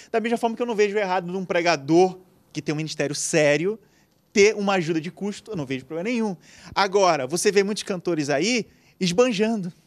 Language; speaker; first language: Portuguese; native; Portuguese